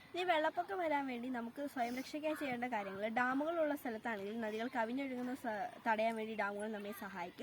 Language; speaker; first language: Malayalam; native; Malayalam